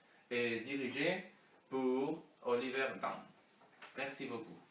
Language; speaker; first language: French; non-native, learner; Spanish